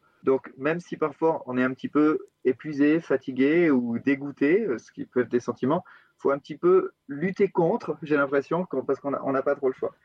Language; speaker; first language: French; native; French